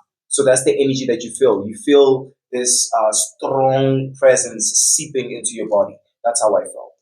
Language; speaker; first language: English; non-native, local second language; Tswana